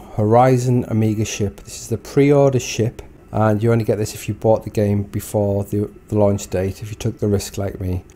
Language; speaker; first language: English; native; English